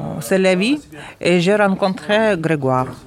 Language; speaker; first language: French; non-native, learner; Ukrainian